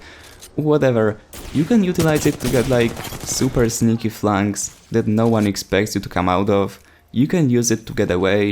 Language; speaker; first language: English; non-native, fluent; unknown